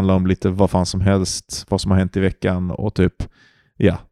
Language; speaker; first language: Swedish; early bilingual, other home language; Turkish